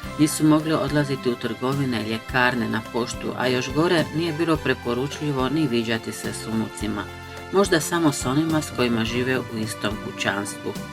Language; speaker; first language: Bosnian; early bilingual, heritage; Croatian